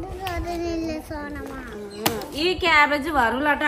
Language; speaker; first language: Malayalam; non-native, learner; Nepali